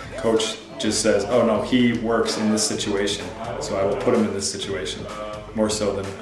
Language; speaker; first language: English; native; English